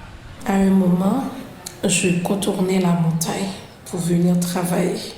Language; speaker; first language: French; non-native, local second language; Haitian Creole